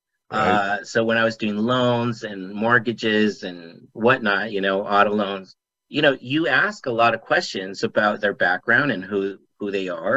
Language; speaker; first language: English; native; English